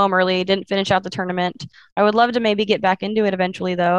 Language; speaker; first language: English; native; English